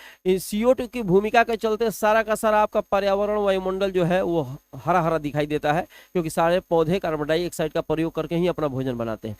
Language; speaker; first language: Hindi; native; Hindi